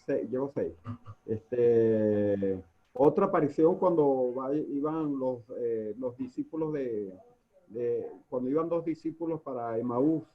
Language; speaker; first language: Spanish; native; Spanish